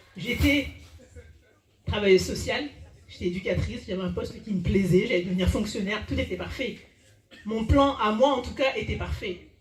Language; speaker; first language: French; early bilingual, other home language; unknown